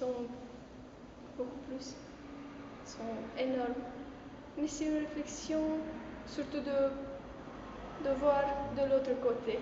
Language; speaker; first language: French; non-native, fluent; Romanian